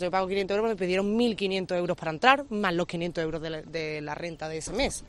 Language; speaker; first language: Spanish; native; Spanish